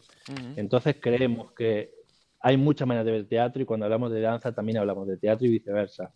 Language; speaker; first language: Spanish; native; Spanish